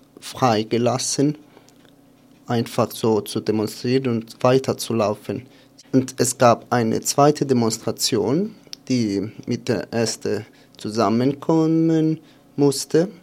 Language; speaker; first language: German; non-native, fluent; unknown